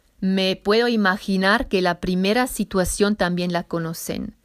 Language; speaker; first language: Spanish; non-native, fluent; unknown